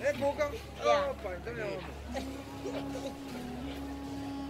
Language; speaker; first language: Portuguese; native; Portuguese